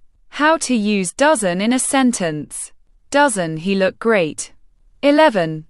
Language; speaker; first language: English; native; English